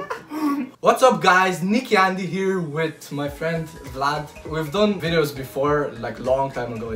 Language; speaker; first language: English; non-native, fluent; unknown